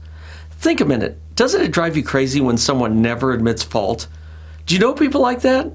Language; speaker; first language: English; native; English